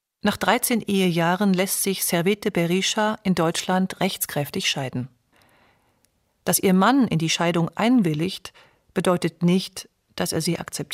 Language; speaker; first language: German; native; German